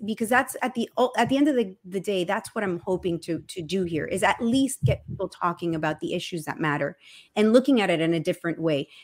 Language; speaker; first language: English; early bilingual, other home language; Spanish